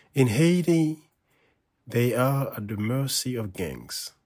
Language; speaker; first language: English; non-native, fluent; Haitian Creole